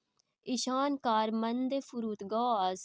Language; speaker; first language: Persian; non-native, fluent; Urdu